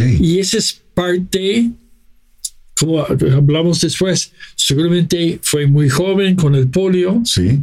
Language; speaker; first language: Spanish; non-native, fluent; English